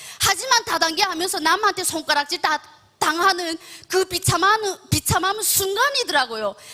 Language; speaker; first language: Korean; native; Korean